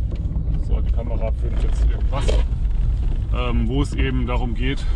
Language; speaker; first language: German; native; German